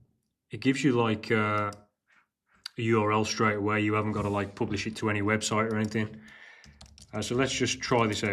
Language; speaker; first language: English; native; English